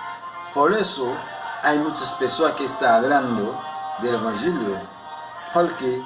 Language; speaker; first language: Spanish; non-native, learner; Haitian Creole